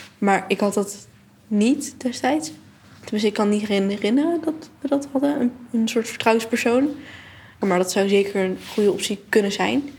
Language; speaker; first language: Dutch; native; Dutch